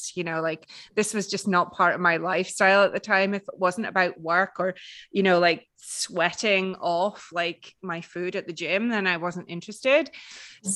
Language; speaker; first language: English; native; English